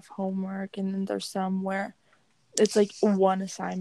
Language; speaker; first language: English; native; English